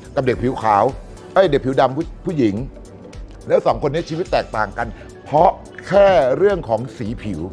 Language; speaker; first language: Thai; native; Thai